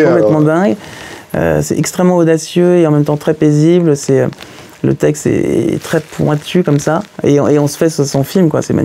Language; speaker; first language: French; native; French